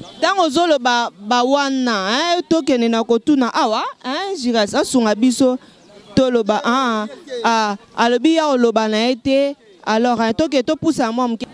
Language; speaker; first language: Lingala; native; Lingala